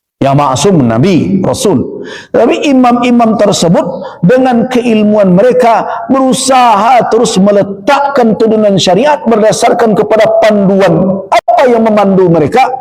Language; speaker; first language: Malay; non-native, local second language; Minangkabau